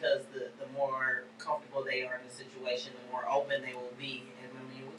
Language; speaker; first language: English; native; English